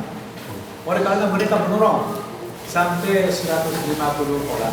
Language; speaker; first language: Indonesian; non-native, fluent; Japanese